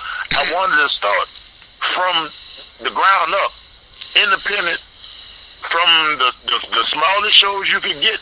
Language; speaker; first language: English; native; English